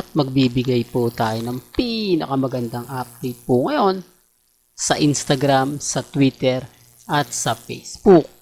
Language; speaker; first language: Filipino; native; Filipino